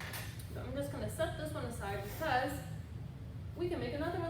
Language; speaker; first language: English; native; English